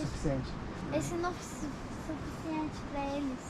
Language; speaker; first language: Portuguese; non-native, learner; Turkish